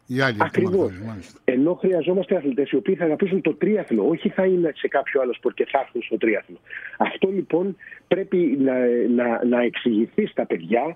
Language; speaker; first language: Greek; native; Greek